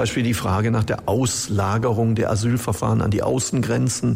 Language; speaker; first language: German; native; German